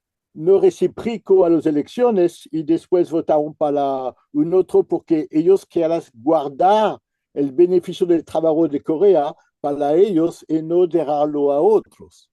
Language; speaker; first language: Spanish; non-native, fluent; French